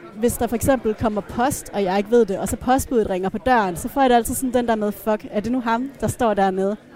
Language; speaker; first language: Danish; native; Danish